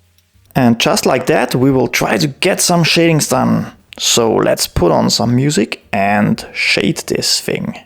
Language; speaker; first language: English; non-native, fluent; German